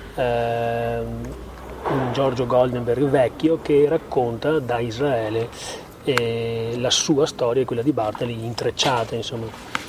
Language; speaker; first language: Italian; native; Italian